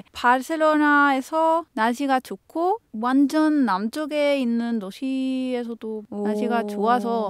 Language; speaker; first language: Korean; non-native, fluent; Spanish